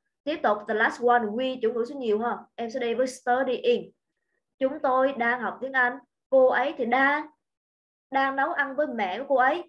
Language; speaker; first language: Vietnamese; native; Vietnamese